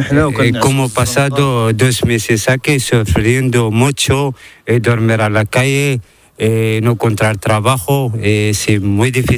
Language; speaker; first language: Spanish; non-native, learner; Arabic